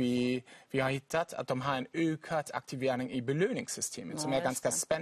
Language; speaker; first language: Swedish; non-native, fluent; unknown